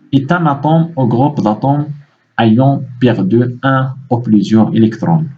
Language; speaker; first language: French; non-native, local second language; Arabic